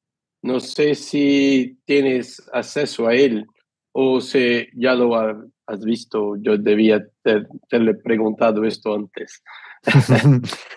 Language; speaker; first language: Spanish; non-native, fluent; Portuguese